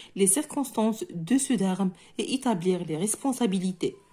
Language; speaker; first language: French; non-native, local second language; Arabic